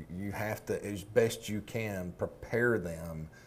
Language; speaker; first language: English; native; English